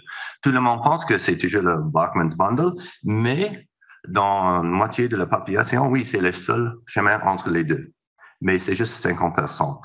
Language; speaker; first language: French; non-native, fluent; English